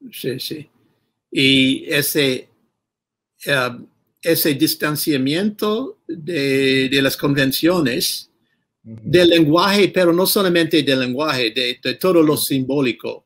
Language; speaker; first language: Spanish; non-native, fluent; English